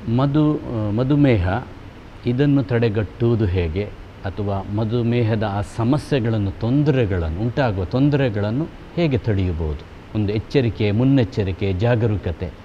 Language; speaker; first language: Kannada; non-native, local second language; Konkani